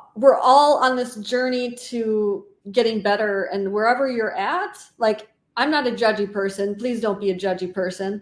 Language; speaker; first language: English; native; English